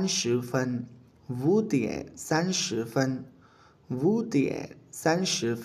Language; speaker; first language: Chinese; non-native, fluent; Urdu